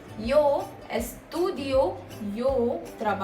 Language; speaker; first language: Spanish; non-native, fluent; Hindi